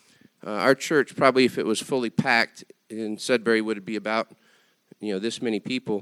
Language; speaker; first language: English; native; English